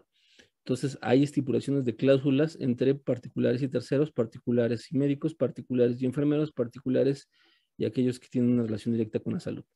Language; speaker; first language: Spanish; native; Spanish